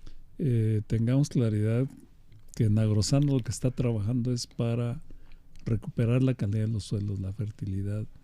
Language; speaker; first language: Spanish; native; Spanish